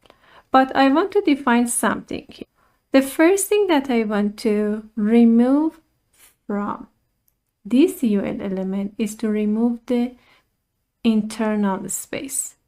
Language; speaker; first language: English; non-native, fluent; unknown